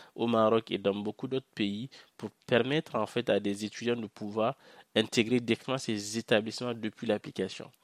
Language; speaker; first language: French; non-native, local second language; Hausa